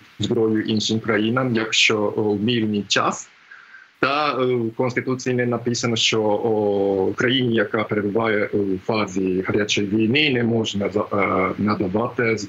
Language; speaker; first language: Ukrainian; non-native, fluent; Japanese